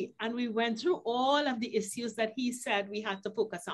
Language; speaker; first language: English; native; English